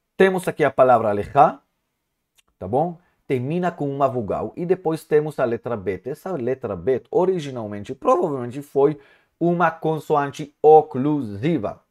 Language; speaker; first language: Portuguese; non-native, fluent; Hebrew